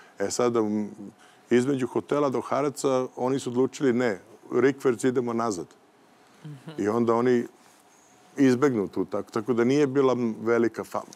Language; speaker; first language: Serbian; native; Serbian